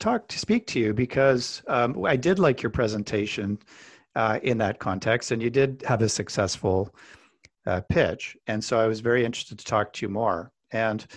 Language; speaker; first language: English; native; English